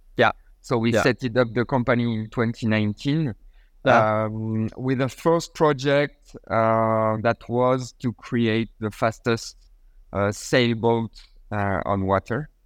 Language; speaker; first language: English; non-native, fluent; French